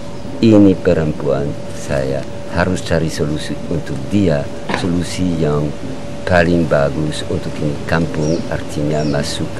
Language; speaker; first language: Indonesian; non-native, learner; French